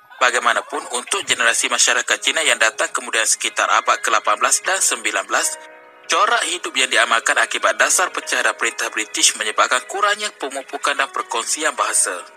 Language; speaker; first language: Malay; native; Malay